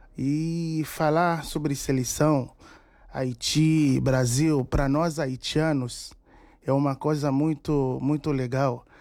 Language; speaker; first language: Portuguese; non-native, fluent; Haitian Creole